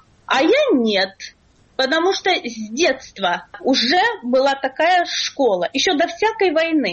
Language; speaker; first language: Russian; native; Russian